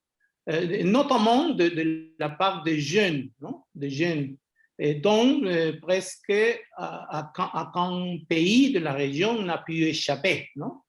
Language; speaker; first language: French; non-native, fluent; Spanish